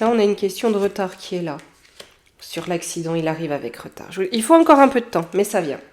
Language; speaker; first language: French; native; French